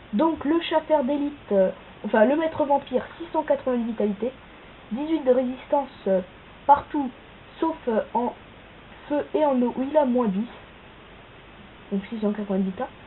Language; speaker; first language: French; native; French